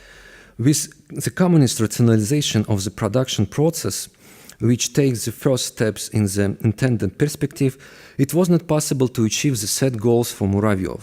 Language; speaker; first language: English; non-native, fluent; Russian